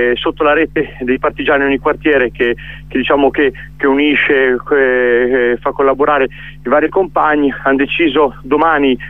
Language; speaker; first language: Italian; native; Italian